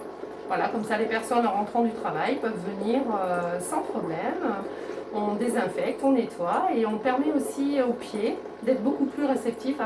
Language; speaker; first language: French; native; French